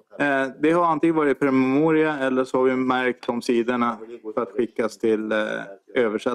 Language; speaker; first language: Swedish; native; Swedish